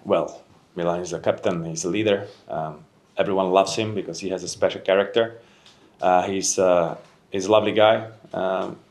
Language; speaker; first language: English; non-native, fluent; Slovak